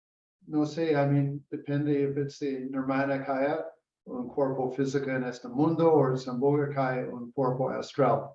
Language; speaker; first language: Spanish; non-native, learner; English